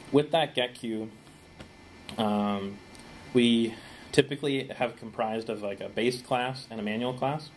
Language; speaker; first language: English; native; English